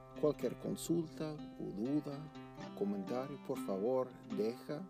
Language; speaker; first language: Spanish; non-native, fluent; English